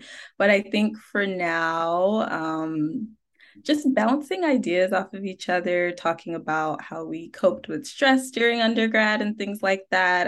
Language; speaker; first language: English; non-native, local second language; Akan